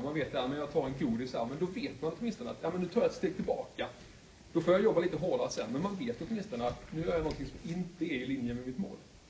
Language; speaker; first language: Swedish; native; Swedish